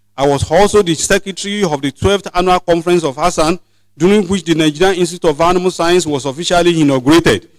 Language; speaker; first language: English; non-native, local second language; Yoruba